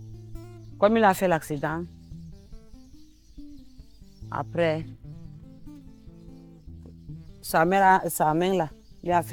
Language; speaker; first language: French; non-native, local second language; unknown